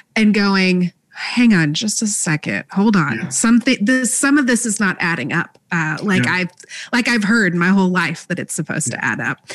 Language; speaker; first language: English; native; English